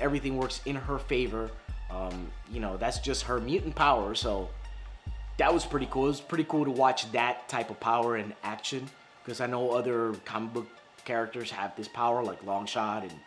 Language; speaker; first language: English; native; English